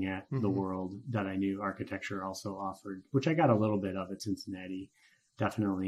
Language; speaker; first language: English; native; English